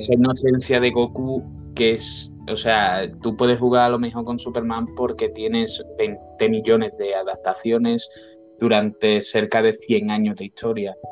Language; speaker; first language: Spanish; native; Spanish